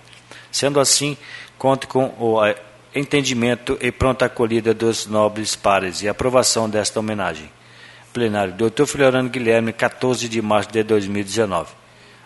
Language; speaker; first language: Portuguese; native; Portuguese